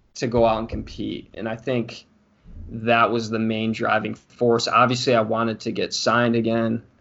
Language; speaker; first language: English; native; English